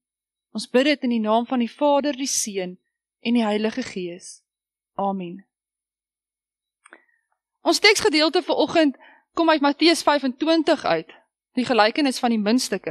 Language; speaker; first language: Afrikaans; native; Afrikaans